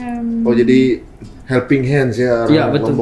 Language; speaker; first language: Indonesian; native; Indonesian